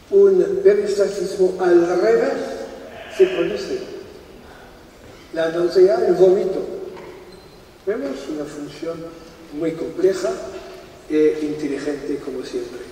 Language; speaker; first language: Spanish; non-native, fluent; French